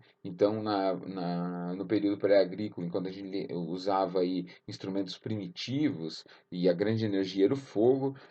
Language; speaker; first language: Portuguese; native; Portuguese